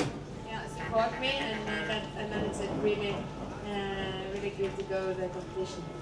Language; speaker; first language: English; non-native, learner; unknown